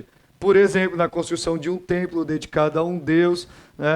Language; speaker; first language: Portuguese; native; Portuguese